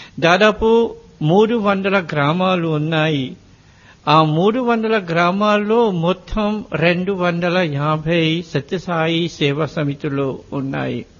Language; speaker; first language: Telugu; non-native, fluent; Morisyen